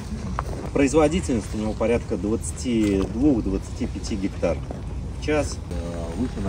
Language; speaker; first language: Russian; native; Russian